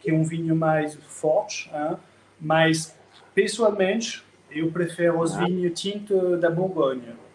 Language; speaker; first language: Portuguese; non-native, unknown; French